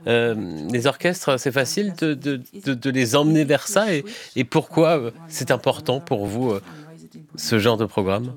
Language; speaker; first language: French; native; French